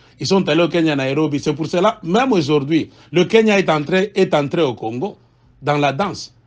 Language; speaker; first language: French; non-native, local second language; Swahili